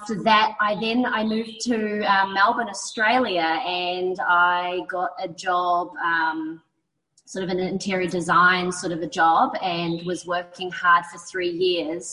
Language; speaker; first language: English; native; English